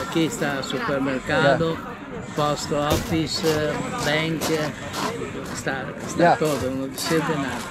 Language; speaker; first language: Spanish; non-native, learner; Italian